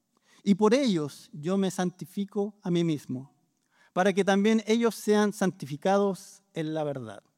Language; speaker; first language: Spanish; native; Spanish